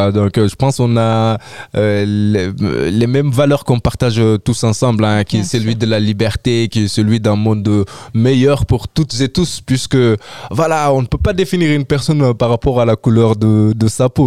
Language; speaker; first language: French; native; French